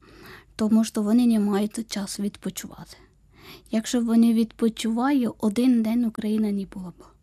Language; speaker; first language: Ukrainian; non-native, fluent; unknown